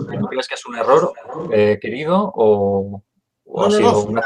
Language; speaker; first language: Spanish; native; Spanish